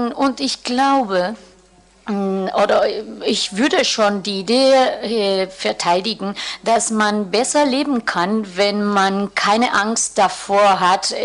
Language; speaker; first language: German; non-native, fluent; Spanish